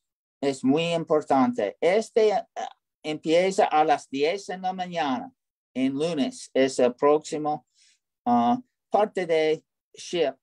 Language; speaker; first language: Spanish; non-native, learner; English